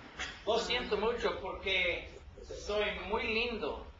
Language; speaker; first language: Spanish; non-native, learner; English